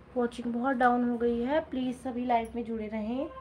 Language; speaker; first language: Hindi; native; Hindi